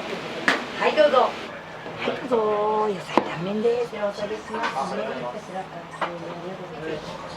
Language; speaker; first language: Japanese; native; Japanese